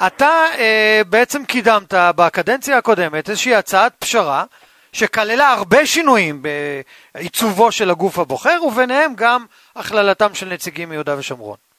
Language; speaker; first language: Hebrew; native; Hebrew